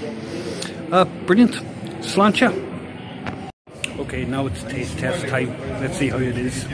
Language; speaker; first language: English; native; English